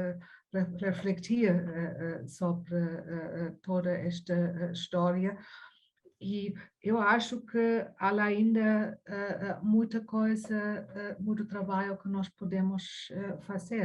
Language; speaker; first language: Portuguese; non-native, fluent; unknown